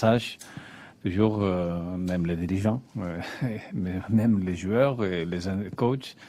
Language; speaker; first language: French; non-native, fluent; Spanish